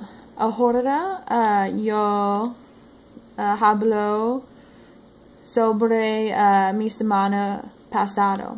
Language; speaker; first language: Spanish; non-native, learner; English